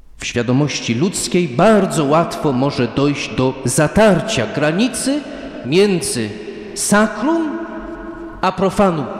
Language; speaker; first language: Polish; early bilingual, heritage; Polish